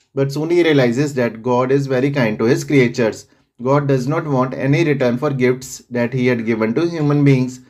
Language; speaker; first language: English; non-native, local second language; Punjabi